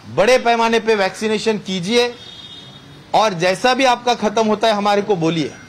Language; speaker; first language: Hindi; non-native, local second language; Marathi